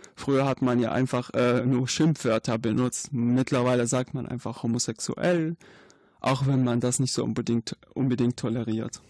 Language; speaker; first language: German; non-native, fluent; Arabic